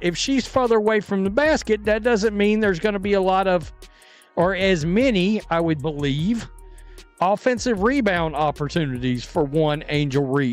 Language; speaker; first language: English; native; English